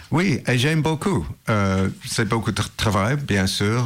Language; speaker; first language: French; non-native, learner; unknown